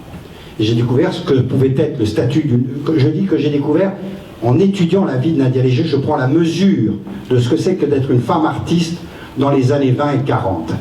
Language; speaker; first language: French; native; French